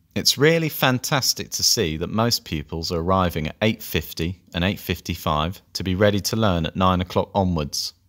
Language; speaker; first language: English; native; English